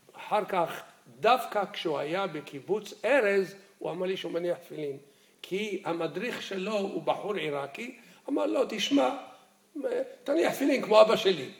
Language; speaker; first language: Hebrew; early bilingual, other home language; Arabic